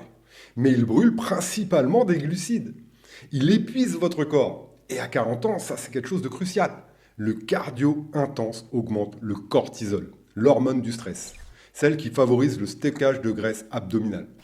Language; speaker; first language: French; native; French